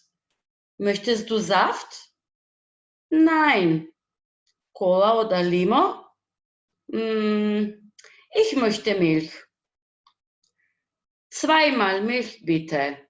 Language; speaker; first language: German; non-native, fluent; Macedonian